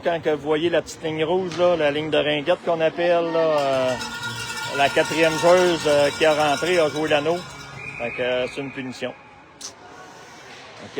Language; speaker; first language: French; native; French